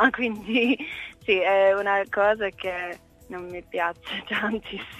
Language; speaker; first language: Italian; non-native, learner; English